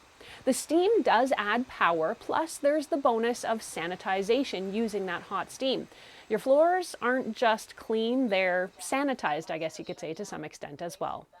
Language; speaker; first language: English; native; English